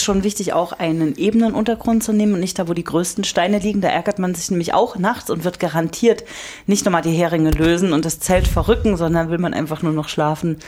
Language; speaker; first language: German; native; German